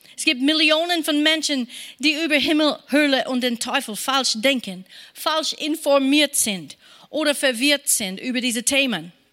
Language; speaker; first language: German; non-native, fluent; English